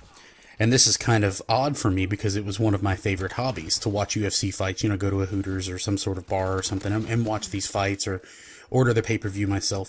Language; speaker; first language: English; native; English